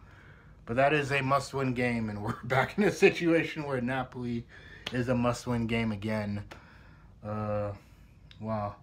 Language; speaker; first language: English; native; English